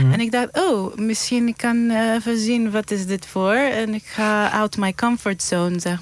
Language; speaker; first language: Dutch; non-native, learner; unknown